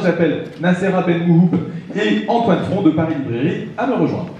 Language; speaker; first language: French; native; French